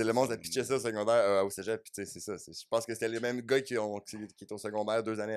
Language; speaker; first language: French; native; French